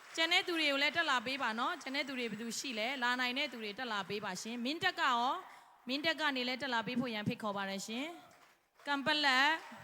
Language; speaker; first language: Burmese; non-native, local second language; Tedim Chin